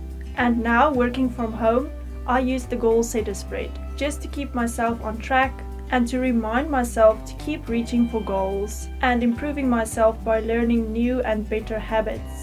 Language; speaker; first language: English; native; English